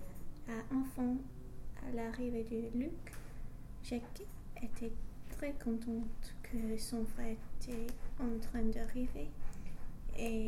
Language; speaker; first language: French; non-native, learner; English